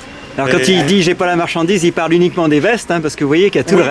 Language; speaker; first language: French; native; French